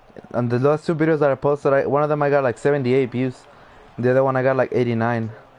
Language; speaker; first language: English; early bilingual, other home language; Spanish